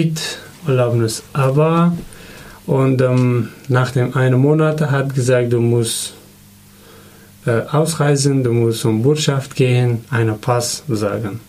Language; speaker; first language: German; non-native, learner; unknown